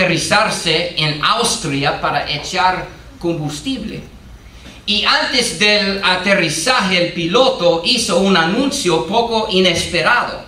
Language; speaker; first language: Spanish; non-native, fluent; English